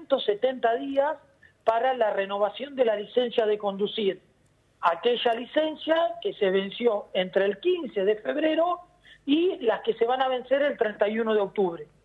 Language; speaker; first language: Spanish; native; Spanish